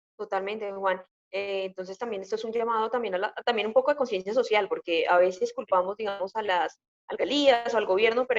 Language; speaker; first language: Spanish; native; Spanish